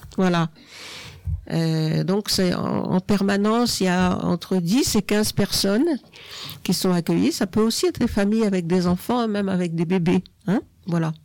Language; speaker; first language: French; native; French